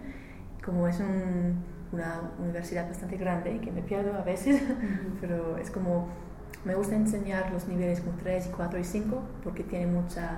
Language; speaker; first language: Spanish; non-native, learner; English